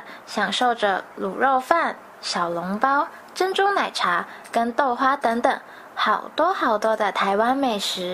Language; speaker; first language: Chinese; native; Chinese